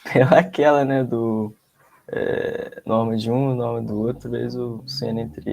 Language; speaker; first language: Portuguese; native; Portuguese